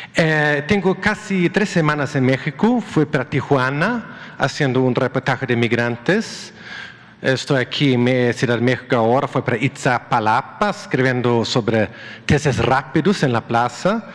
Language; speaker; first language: Spanish; non-native, fluent; Swedish